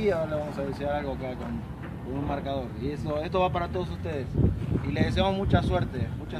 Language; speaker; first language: Spanish; native; Spanish